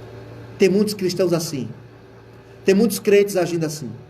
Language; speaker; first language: Portuguese; native; Portuguese